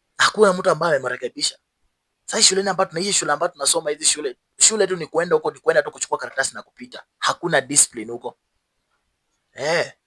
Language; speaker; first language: Swahili; native; Swahili